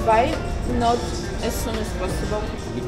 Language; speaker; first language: English; non-native, learner; Russian